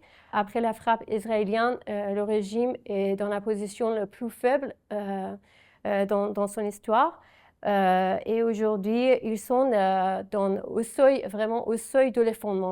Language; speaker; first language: French; non-native, fluent; Persian